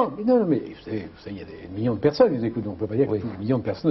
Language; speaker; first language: French; native; French